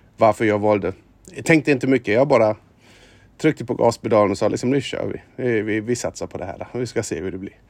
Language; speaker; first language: Swedish; non-native, fluent; German